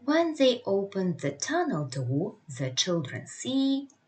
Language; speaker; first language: English; non-native, fluent; Ukrainian